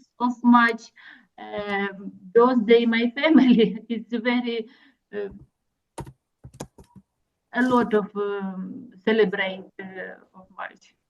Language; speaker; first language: English; non-native, learner; Russian